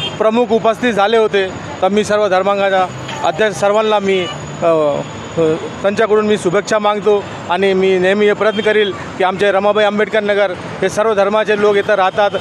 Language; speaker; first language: Marathi; non-native, local second language; Urdu